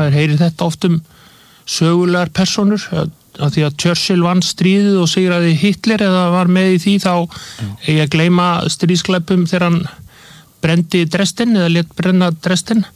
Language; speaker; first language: Icelandic; native; Icelandic